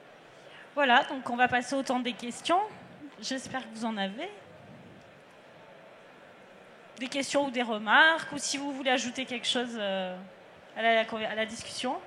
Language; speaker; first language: French; native; French